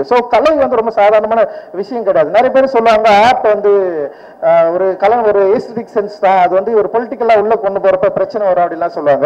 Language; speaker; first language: Tamil; native; Tamil